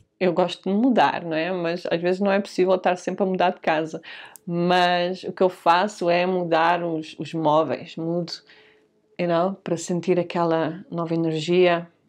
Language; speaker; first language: Portuguese; early bilingual, heritage; Portuguese